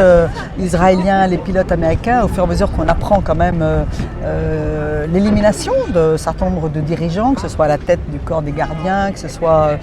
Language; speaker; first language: French; native; French